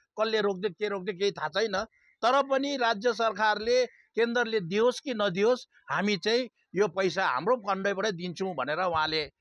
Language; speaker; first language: Nepali; native; Nepali